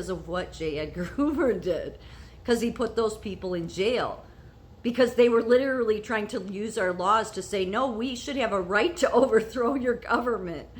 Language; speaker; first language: English; native; English